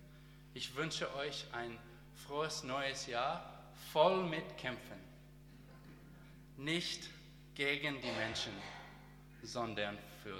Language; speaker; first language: German; non-native, learner; English